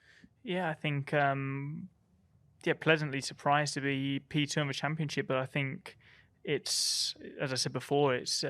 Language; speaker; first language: English; native; English